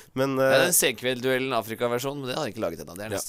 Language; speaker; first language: Norwegian; native; Norwegian